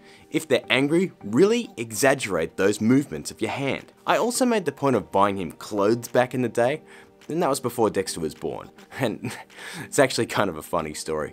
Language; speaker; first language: English; native; English